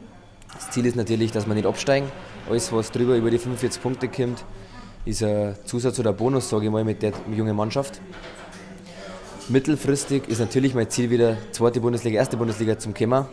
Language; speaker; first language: German; native; German